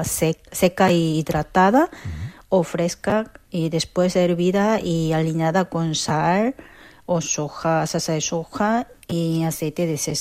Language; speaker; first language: Spanish; non-native, fluent; Korean